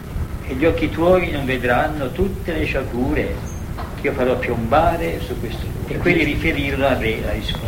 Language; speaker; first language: Italian; native; Italian